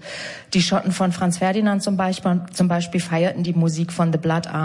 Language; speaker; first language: German; native; German